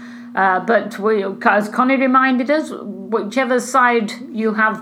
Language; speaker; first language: English; native; English